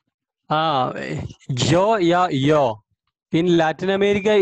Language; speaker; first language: English; non-native, local second language; Hindi